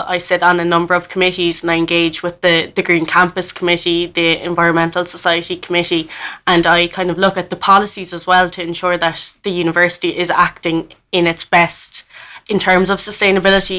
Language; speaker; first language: English; native; English